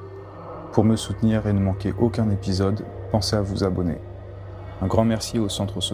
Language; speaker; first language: French; native; French